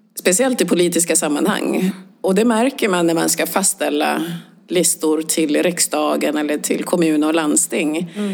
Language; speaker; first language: Swedish; early bilingual, other home language; Swahili